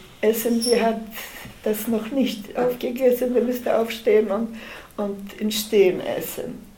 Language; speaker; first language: German; non-native, learner; Polish